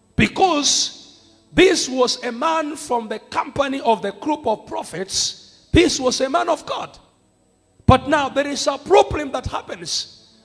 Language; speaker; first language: English; non-native, local second language; Swahili